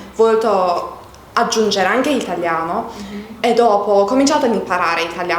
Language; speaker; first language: Italian; non-native, learner; Turkish